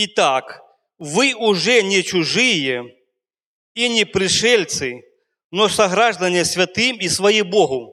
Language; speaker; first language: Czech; non-native, learner; Russian